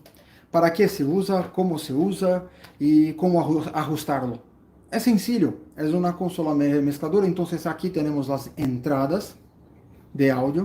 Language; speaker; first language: Spanish; non-native, fluent; Portuguese